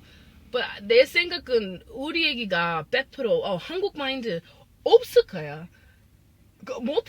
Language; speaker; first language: Korean; non-native, learner; English